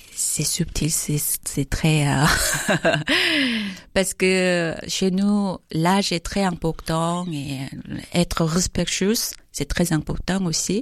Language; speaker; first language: French; non-native, fluent; Korean